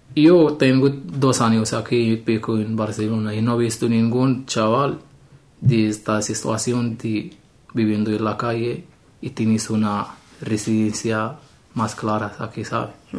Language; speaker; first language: Spanish; non-native, learner; Arabic